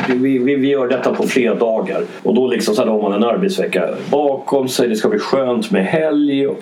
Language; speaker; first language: Swedish; early bilingual, other home language; English